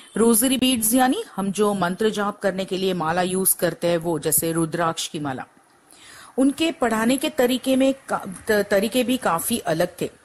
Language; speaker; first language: Hindi; non-native, local second language; Gujarati